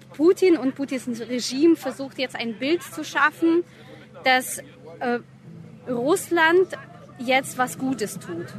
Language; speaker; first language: German; non-native, fluent; Russian